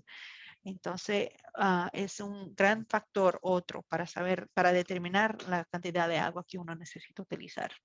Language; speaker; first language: Spanish; non-native, fluent; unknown